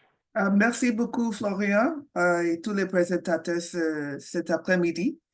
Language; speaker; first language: French; non-native, fluent; English